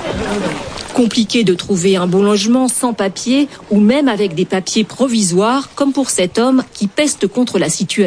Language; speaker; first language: French; native; French